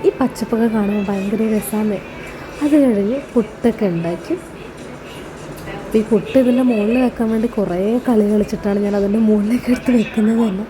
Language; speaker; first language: Malayalam; native; Malayalam